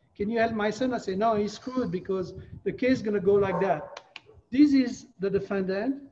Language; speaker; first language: English; non-native, fluent; French